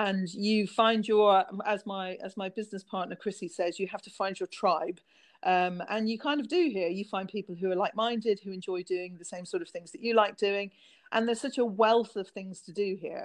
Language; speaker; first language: English; native; English